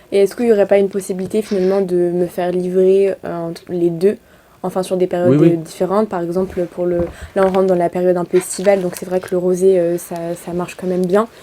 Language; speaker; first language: French; native; French